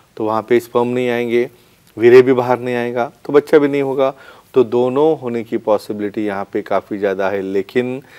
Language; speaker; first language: Hindi; non-native, local second language; Marathi